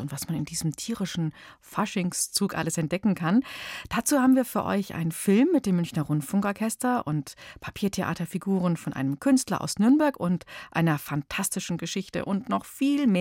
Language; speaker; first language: German; native; German